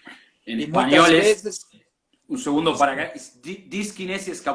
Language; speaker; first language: Portuguese; non-native, learner; Spanish